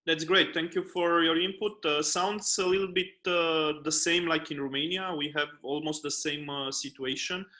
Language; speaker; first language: English; non-native, fluent; Romanian